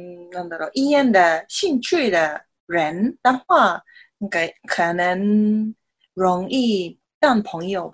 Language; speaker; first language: Chinese; non-native, learner; Japanese